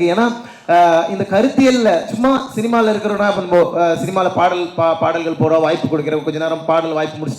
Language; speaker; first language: Tamil; native; Tamil